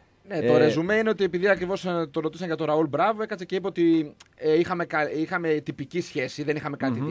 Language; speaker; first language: Greek; native; Greek